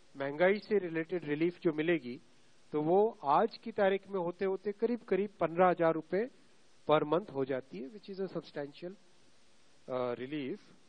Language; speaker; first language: Hindi; native; Hindi